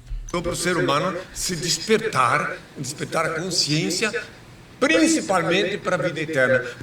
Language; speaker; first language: Portuguese; native; Portuguese